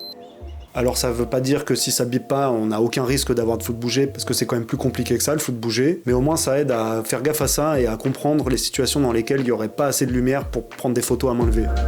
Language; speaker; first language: French; native; French